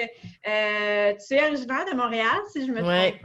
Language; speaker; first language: French; native; French